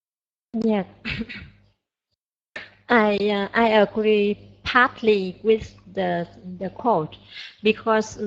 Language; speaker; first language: English; non-native, learner; Vietnamese